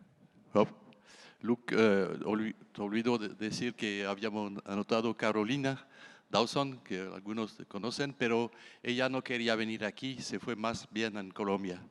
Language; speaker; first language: Spanish; non-native, fluent; French